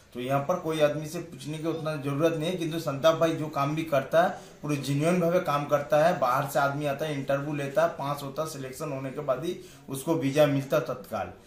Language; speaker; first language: Hindi; non-native, local second language; Bangla